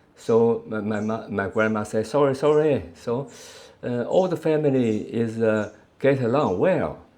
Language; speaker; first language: English; non-native, learner; Chinese